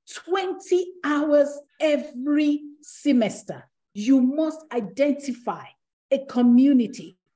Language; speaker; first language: English; non-native, local second language; Yoruba